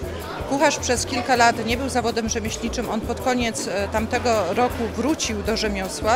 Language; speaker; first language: Polish; native; Polish